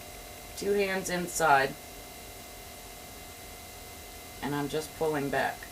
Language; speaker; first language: English; native; English